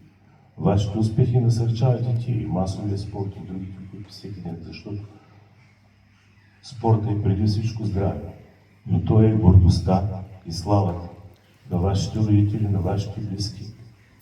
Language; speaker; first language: Bulgarian; native; Bulgarian